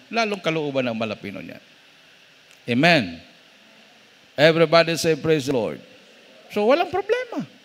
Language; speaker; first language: Filipino; non-native, local second language; Cebuano